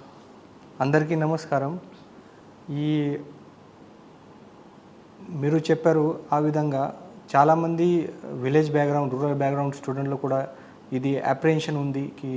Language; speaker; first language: Telugu; non-native, learner; Marathi